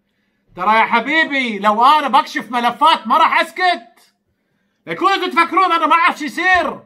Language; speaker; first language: Arabic; native; Arabic